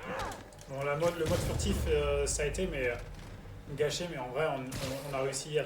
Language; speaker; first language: French; native; French